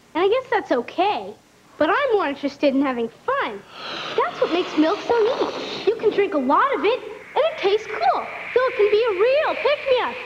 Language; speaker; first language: English; native; English